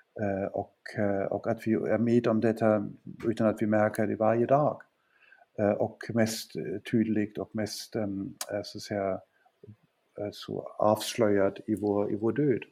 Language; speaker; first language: Swedish; non-native, fluent; German